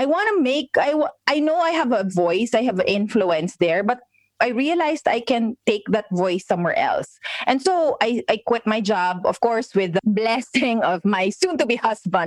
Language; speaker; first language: English; non-native, local second language; Filipino